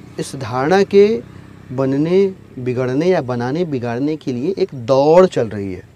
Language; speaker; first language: Hindi; native; Hindi